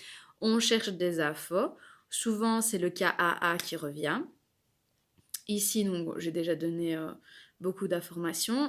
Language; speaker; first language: French; native; French